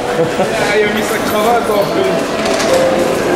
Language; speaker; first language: French; native; French